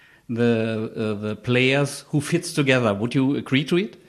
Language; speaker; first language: English; non-native, learner; German